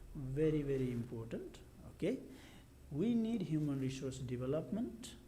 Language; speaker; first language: English; non-native, local second language; Nepali